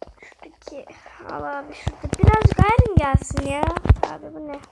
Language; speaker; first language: Turkish; native; Turkish